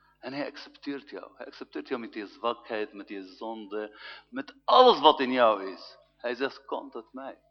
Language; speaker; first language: Dutch; non-native, fluent; Arabic